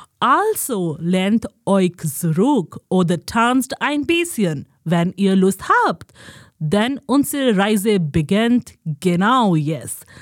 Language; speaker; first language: German; non-native, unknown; Hindi